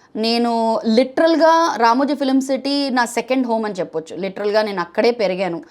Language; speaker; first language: Telugu; non-native, fluent; Bangla